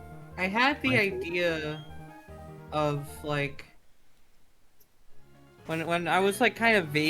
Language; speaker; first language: English; native; English